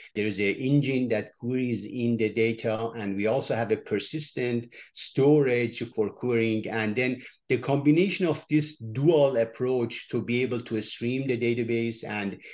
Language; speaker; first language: English; non-native, fluent; Persian